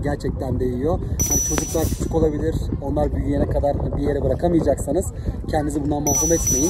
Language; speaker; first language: Turkish; native; Turkish